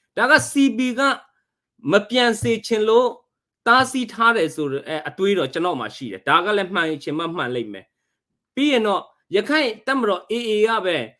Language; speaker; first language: Burmese; non-native, local second language; Hakha Chin